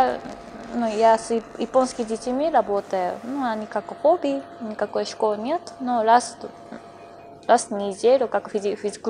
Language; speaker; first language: Russian; non-native, fluent; Japanese